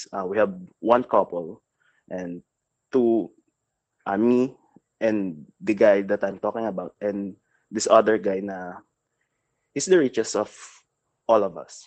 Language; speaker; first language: English; non-native, local second language; Filipino